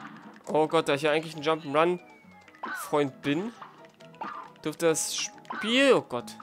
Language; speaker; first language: German; native; German